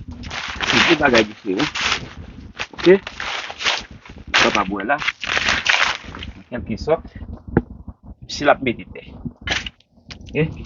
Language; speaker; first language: French; non-native, learner; Haitian Creole